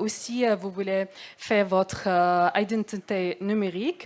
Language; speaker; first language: French; non-native, learner; Arabic